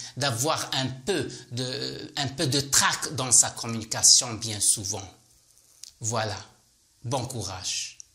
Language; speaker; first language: French; non-native, local second language; Arabic